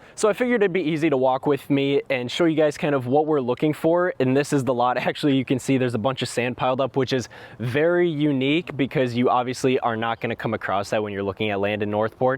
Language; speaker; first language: English; native; English